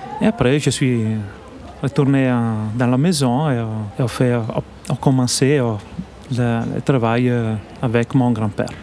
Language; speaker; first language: French; non-native, learner; Italian